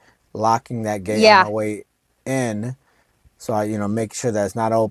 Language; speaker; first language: English; native; English